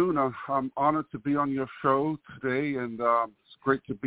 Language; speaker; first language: English; native; English